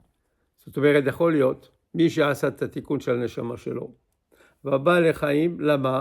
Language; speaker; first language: Hebrew; non-native, fluent; English